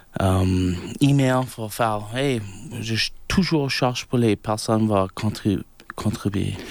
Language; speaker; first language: French; non-native, local second language; English